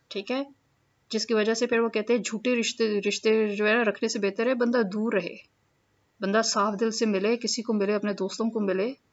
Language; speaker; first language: Urdu; non-native, local second language; Punjabi